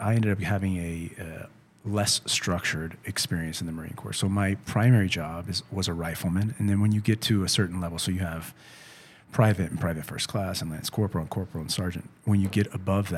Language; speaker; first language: English; native; English